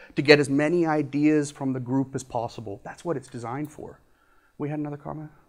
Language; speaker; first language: English; native; English